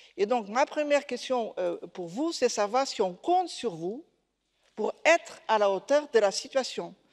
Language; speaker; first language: French; non-native, fluent; Portuguese